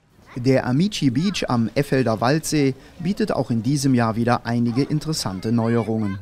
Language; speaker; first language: German; native; German